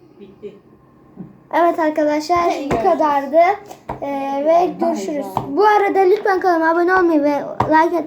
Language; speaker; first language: Turkish; native; Turkish